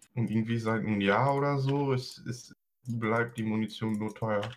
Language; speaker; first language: German; non-native, fluent; English